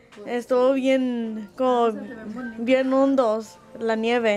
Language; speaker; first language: Spanish; early bilingual, heritage; Spanish